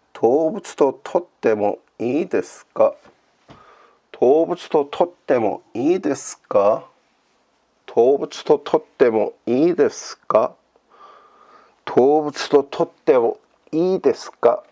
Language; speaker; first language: Japanese; non-native, learner; Korean